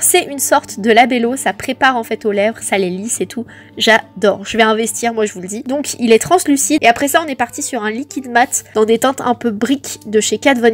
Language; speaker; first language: French; native; French